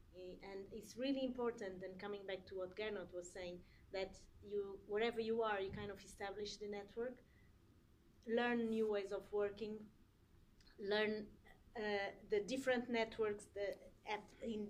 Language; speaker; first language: English; non-native, fluent; Portuguese